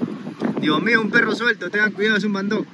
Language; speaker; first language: Spanish; native; Spanish